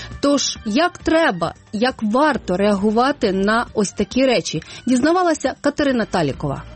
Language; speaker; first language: Ukrainian; native; Ukrainian